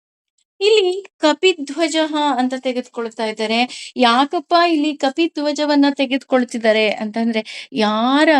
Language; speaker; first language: Kannada; native; Kannada